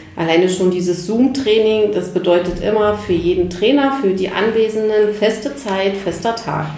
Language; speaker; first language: German; native; German